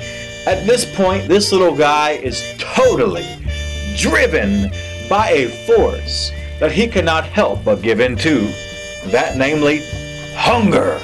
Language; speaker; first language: English; native; English